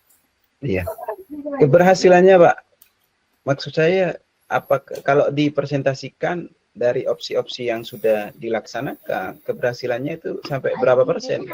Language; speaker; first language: Indonesian; non-native, local second language; Javanese